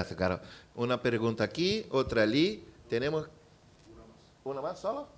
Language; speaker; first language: Spanish; non-native, fluent; Portuguese